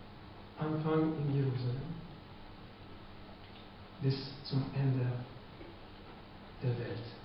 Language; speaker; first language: German; non-native, fluent; Russian